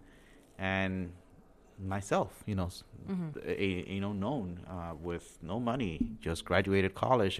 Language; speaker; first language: English; non-native, fluent; Spanish